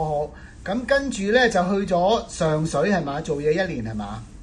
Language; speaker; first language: Cantonese; native; Cantonese